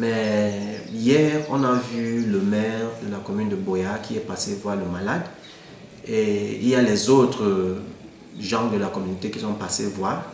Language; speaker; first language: French; non-native, local second language; English